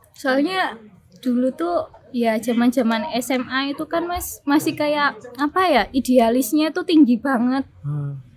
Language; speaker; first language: Indonesian; early bilingual, other home language; German